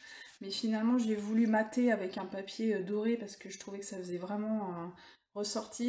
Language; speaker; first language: French; native; French